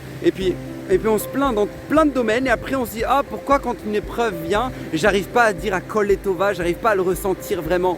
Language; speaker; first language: French; native; French